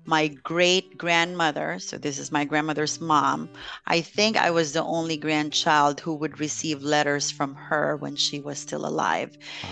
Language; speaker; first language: English; non-native, local second language; Filipino